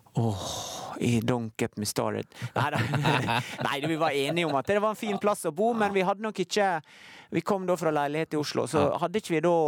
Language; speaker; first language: Norwegian; native; Norwegian